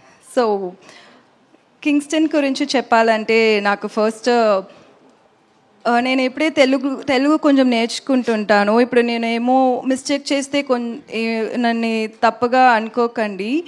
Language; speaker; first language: Telugu; non-native, learner; Tamil